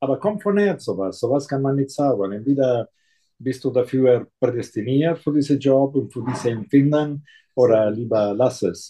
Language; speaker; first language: German; non-native, fluent; Italian